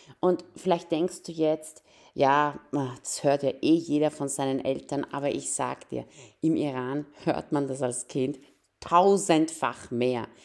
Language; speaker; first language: German; early bilingual, other home language; Persian